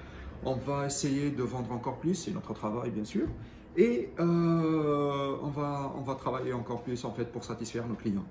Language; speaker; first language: French; non-native, local second language; Arabic